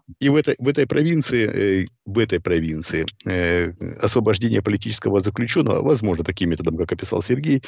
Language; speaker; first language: Russian; native; Russian